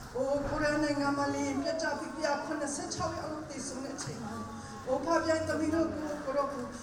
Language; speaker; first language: Burmese; non-native, local second language; Hakha Chin